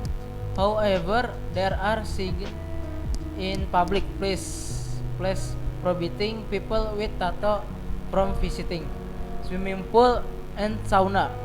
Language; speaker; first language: English; non-native, learner; Indonesian